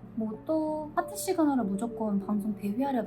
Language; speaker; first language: Korean; native; Korean